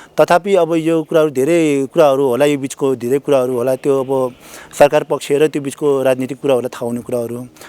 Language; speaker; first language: Nepali; non-native, local second language; Sherpa